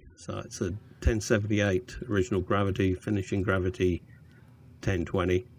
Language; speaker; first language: English; native; English